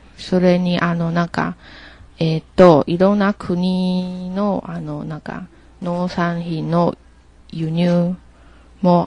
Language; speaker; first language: Japanese; non-native, learner; Chinese